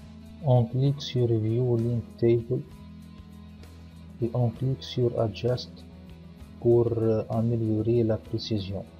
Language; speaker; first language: French; non-native, local second language; Arabic